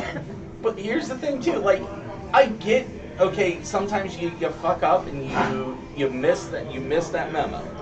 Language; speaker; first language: English; native; English